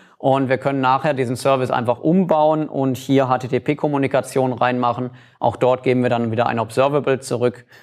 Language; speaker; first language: German; native; German